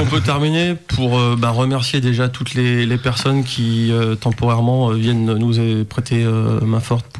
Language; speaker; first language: French; native; French